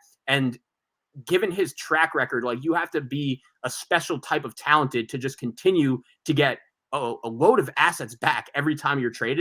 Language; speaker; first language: English; native; English